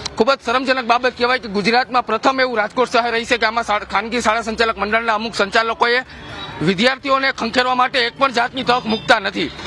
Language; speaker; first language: Gujarati; native; Gujarati